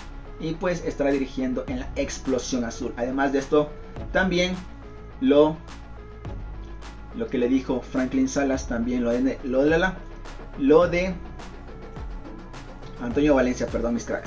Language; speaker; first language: Spanish; native; Spanish